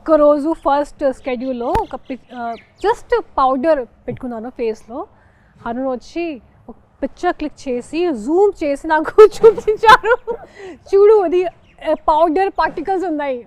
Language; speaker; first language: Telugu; non-native, local second language; Hindi